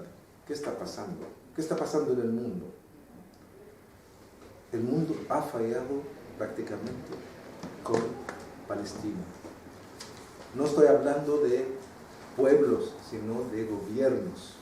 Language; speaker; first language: Spanish; non-native, fluent; Arabic